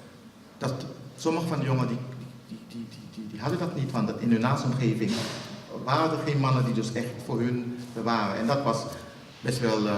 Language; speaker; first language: Dutch; native; Dutch